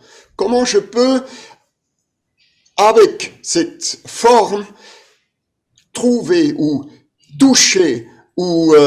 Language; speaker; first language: French; non-native, fluent; German